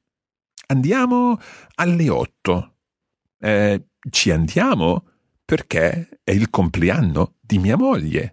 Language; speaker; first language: Italian; non-native, fluent; English